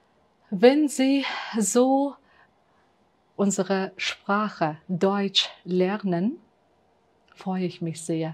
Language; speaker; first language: German; non-native, fluent; Uzbek